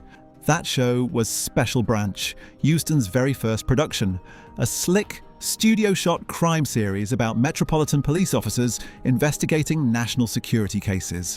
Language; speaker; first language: English; native; English